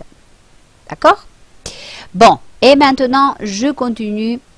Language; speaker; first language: French; non-native, fluent; Spanish